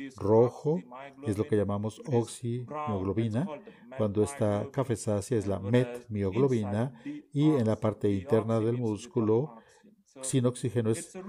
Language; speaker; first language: Spanish; non-native, fluent; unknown